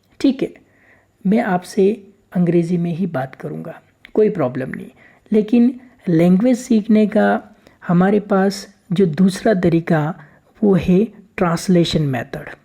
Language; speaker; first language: Hindi; native; Hindi